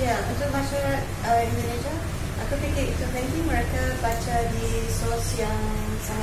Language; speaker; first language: Indonesian; non-native, fluent; English